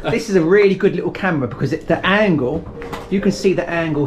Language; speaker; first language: English; native; English